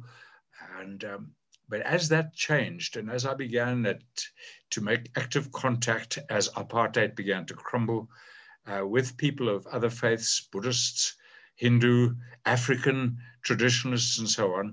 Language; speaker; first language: English; native; English